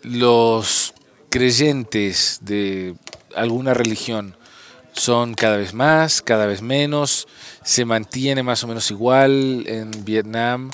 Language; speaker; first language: Spanish; non-native, fluent; English